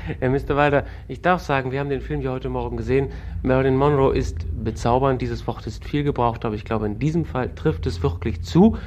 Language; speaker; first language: German; native; German